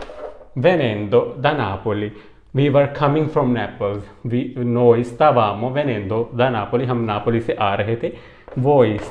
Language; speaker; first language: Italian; non-native, fluent; Urdu